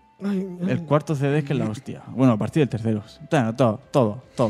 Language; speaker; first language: Spanish; native; Spanish